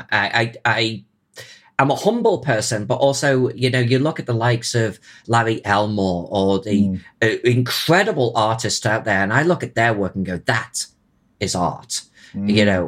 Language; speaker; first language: English; native; English